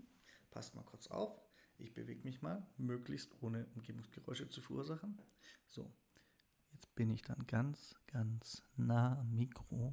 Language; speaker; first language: German; native; German